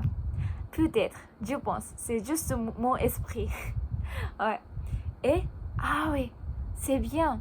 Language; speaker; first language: French; non-native, learner; Japanese